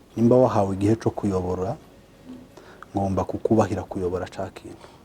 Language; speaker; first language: Kinyarwanda; native; Kinyarwanda